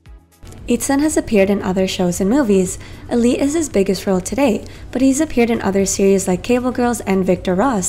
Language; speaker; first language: English; native; English